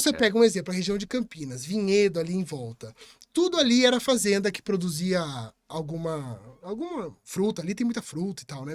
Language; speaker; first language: Portuguese; native; Portuguese